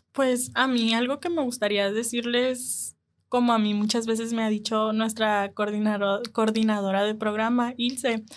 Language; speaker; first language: Spanish; native; Spanish